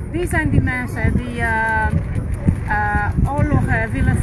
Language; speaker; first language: Dutch; non-native, fluent; Polish